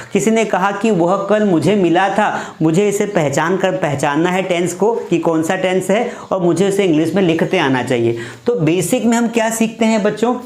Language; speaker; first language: Hindi; native; Hindi